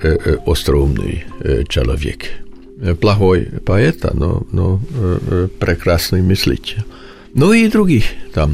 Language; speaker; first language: Russian; non-native, learner; Hungarian